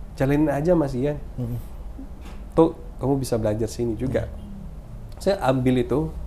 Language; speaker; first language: Indonesian; non-native, fluent; Filipino